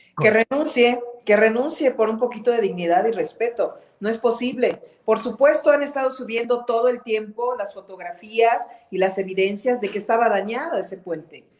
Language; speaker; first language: Spanish; native; Spanish